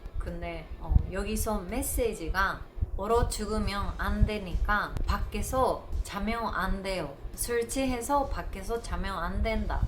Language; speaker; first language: Korean; non-native, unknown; Japanese